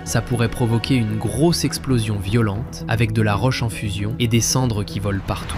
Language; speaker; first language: French; native; French